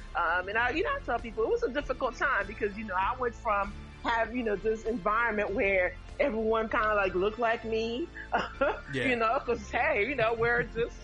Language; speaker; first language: English; early bilingual, other home language; Haitian Creole